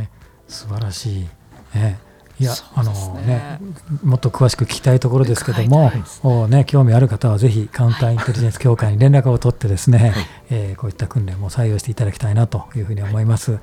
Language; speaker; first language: Japanese; native; Japanese